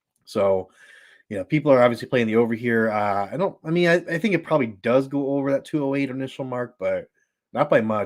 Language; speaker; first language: English; native; English